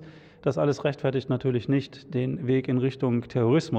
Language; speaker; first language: German; native; German